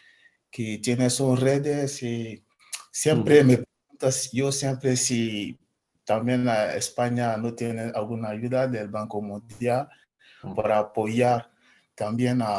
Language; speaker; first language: Spanish; non-native, learner; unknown